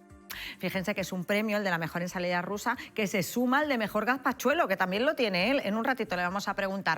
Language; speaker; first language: Spanish; native; Spanish